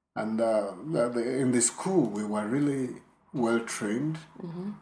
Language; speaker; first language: English; non-native, local second language; Yoruba